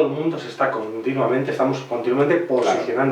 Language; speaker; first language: Spanish; native; Spanish